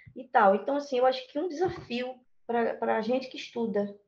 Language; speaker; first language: Portuguese; native; Portuguese